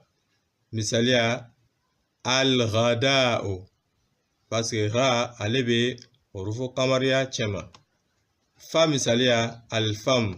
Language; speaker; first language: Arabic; non-native, fluent; Bambara